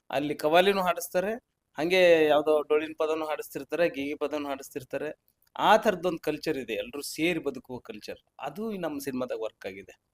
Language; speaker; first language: Kannada; native; Kannada